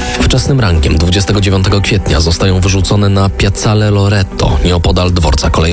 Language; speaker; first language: Polish; native; Polish